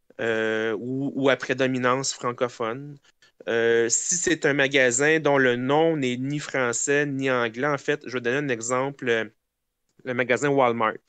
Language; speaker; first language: French; native; French